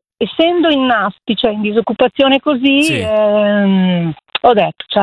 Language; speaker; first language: Italian; native; Italian